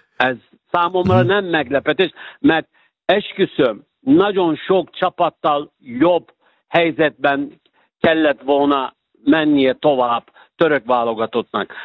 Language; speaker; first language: Hungarian; non-native, fluent; Turkish